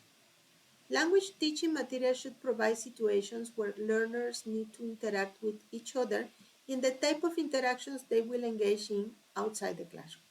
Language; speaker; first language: English; non-native, fluent; Spanish